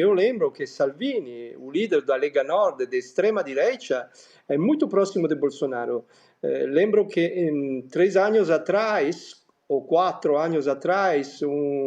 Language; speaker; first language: Portuguese; non-native, fluent; Italian